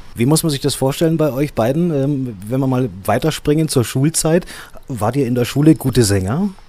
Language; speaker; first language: German; native; German